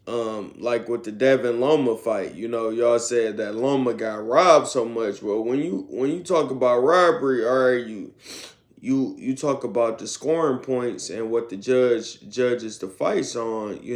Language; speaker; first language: English; native; English